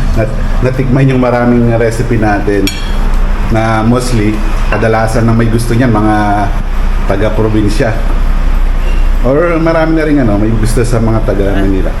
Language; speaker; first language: Filipino; native; Filipino